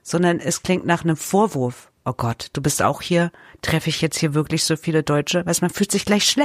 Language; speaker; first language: German; native; German